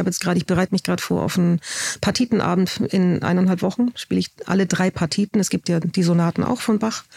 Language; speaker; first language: German; native; German